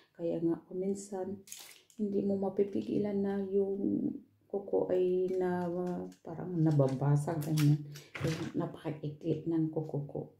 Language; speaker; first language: Filipino; non-native, local second language; Cebuano